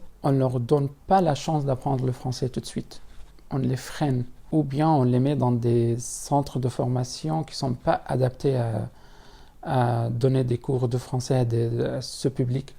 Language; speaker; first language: French; non-native, fluent; Arabic